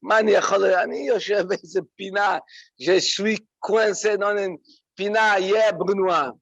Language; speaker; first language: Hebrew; non-native, fluent; French